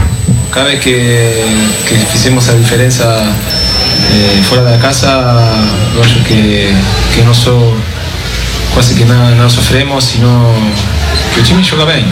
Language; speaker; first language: Portuguese; non-native, fluent; Spanish